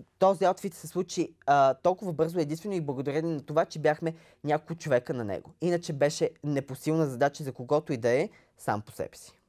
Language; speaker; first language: Bulgarian; native; Bulgarian